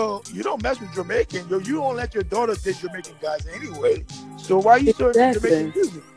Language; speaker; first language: English; early bilingual, other home language; Haitian Creole